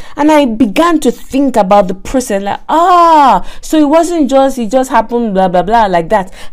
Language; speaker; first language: English; non-native, local second language; Yoruba